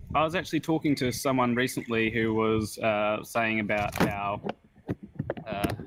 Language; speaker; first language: English; native; English